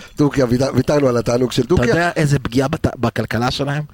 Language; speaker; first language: Hebrew; early bilingual, other home language; Spanish